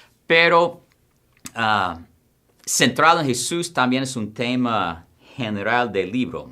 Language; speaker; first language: Spanish; non-native, fluent; English